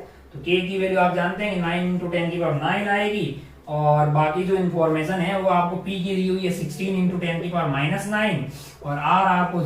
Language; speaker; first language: Hindi; native; Hindi